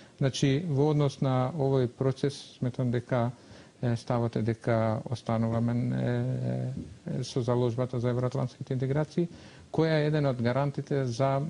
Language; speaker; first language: Macedonian; non-native, local second language; Albanian